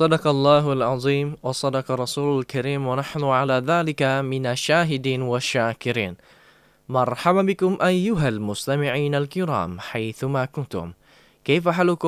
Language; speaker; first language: Arabic; non-native, fluent; Indonesian